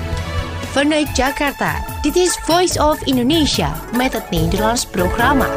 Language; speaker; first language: Dutch; non-native, fluent; Indonesian